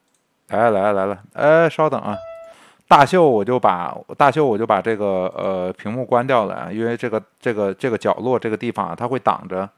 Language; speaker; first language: Chinese; native; Chinese